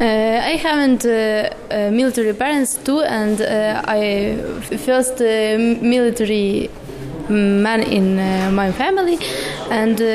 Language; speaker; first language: English; non-native, learner; Ukrainian